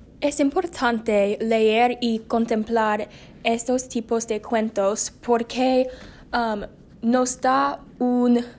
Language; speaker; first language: Spanish; non-native, learner; English